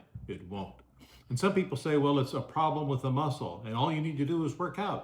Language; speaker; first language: English; native; English